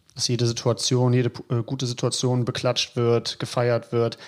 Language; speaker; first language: German; native; German